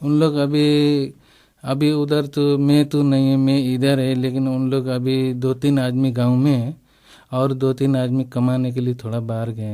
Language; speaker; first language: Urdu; non-native, learner; Nepali